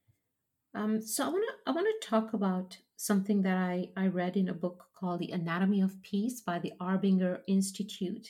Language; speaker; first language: English; non-native, local second language; Punjabi